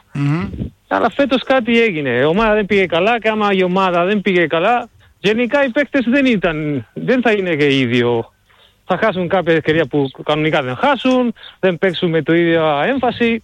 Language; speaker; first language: Greek; non-native, learner; Spanish